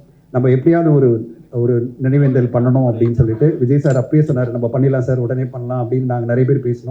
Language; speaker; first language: Tamil; native; Tamil